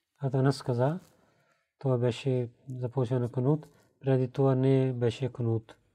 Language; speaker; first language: Bulgarian; non-native, fluent; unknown